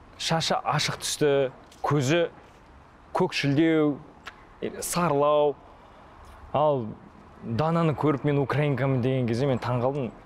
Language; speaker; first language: Kazakh; native; Kazakh